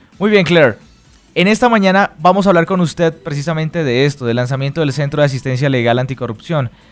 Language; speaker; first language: Spanish; native; Spanish